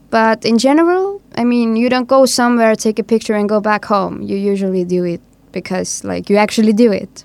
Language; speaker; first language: English; non-native, fluent; Estonian